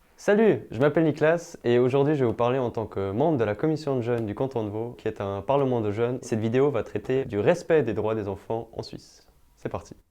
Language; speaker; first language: French; early bilingual, other home language; German